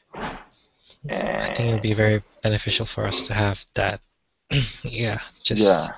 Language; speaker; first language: English; non-native, local second language; Chinese